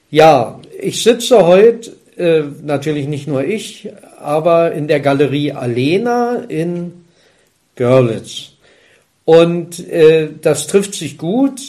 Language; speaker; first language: German; native; German